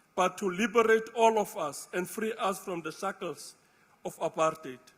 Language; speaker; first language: English; non-native, local second language; Afrikaans